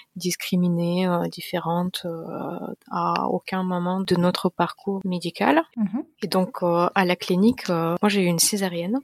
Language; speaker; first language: French; non-native, fluent; Russian